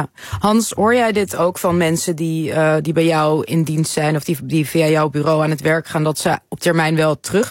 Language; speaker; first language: Dutch; native; Dutch